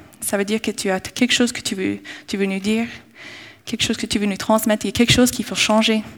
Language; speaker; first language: French; non-native, fluent; English